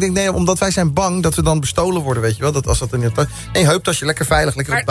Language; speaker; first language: Dutch; native; Dutch